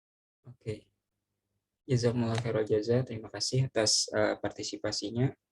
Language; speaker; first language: Indonesian; native; Indonesian